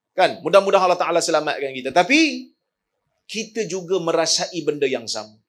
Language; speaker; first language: Malay; native; Malay